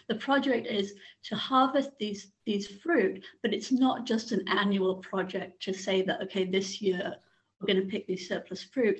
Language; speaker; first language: English; native; English